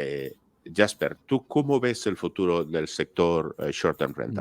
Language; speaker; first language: Spanish; native; Spanish